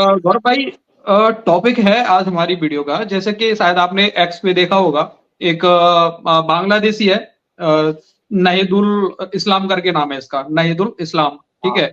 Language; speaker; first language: Hindi; native; Hindi